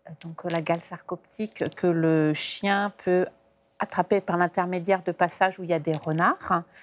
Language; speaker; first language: French; native; French